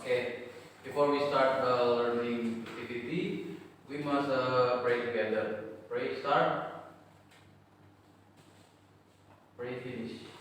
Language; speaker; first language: English; non-native, learner; Indonesian